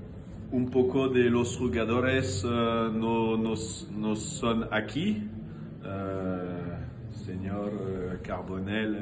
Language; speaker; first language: Spanish; non-native, learner; French